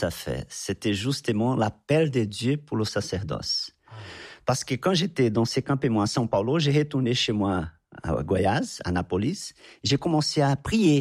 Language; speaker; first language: French; non-native, fluent; Portuguese